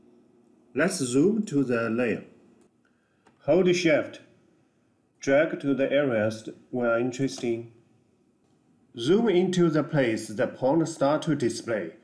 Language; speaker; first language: English; non-native, fluent; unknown